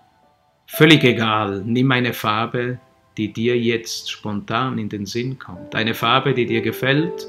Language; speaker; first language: German; native; German